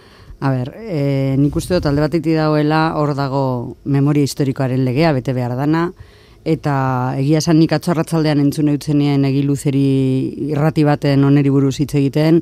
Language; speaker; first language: Basque; native; Basque